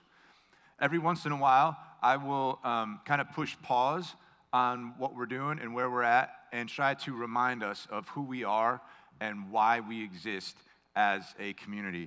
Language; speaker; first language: English; native; English